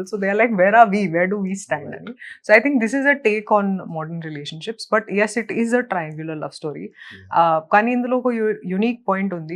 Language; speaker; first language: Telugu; non-native, local second language; Hindi